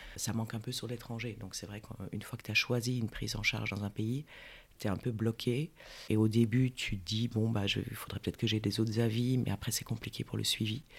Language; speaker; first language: French; native; French